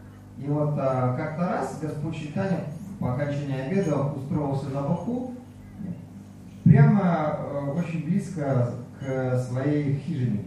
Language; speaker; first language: Russian; native; Russian